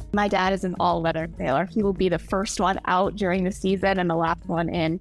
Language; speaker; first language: English; native; English